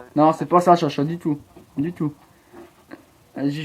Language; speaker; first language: French; native; French